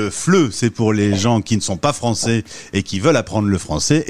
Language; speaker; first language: French; native; French